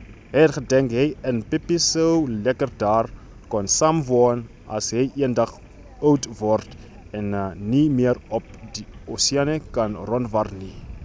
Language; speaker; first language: Afrikaans; non-native, learner; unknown